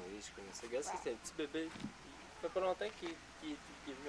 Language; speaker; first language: French; native; French